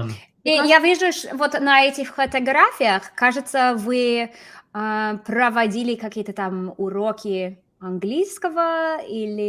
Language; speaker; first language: Russian; non-native, fluent; English